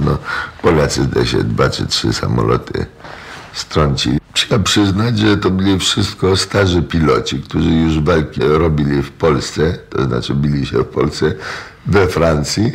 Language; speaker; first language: Polish; native; Polish